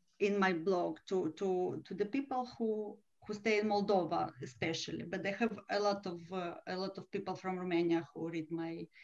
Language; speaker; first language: English; non-native, learner; Romanian